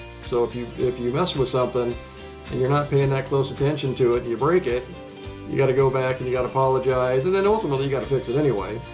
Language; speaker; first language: English; native; English